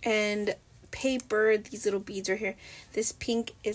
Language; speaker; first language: English; native; English